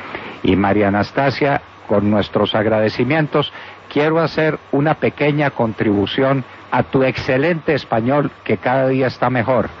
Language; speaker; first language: Spanish; native; Spanish